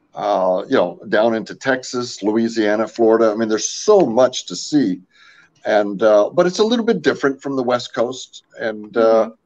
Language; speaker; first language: English; native; English